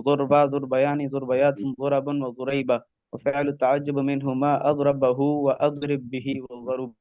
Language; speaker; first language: Arabic; non-native, learner; Urdu